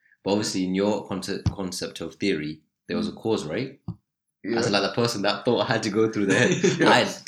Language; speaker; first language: English; native; English